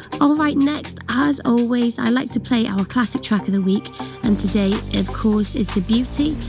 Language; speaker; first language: English; native; English